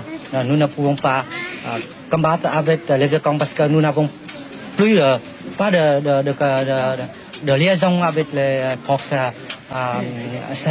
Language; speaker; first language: French; non-native, fluent; Vietnamese